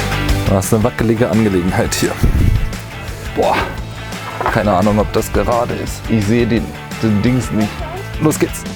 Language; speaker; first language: German; native; German